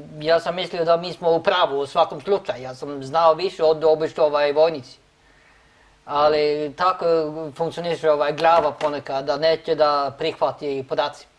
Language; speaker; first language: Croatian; non-native, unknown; Norwegian